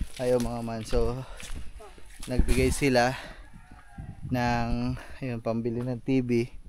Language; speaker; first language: Filipino; native; Filipino